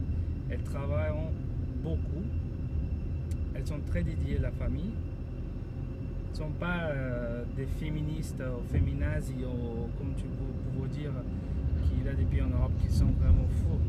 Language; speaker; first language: French; non-native, fluent; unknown